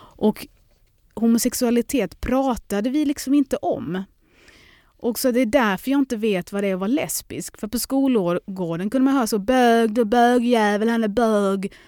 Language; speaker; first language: Swedish; early bilingual, other home language; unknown